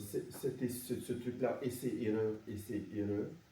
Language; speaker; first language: French; native; French